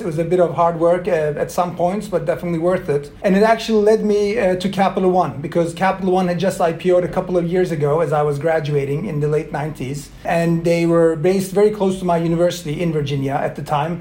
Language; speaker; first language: English; non-native, fluent; Swedish